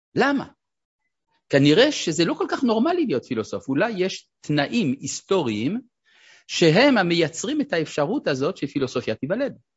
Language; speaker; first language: Hebrew; non-native, fluent; French